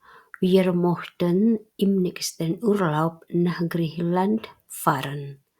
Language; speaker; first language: German; non-native, fluent; Indonesian